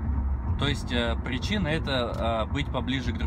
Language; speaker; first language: Russian; native; Russian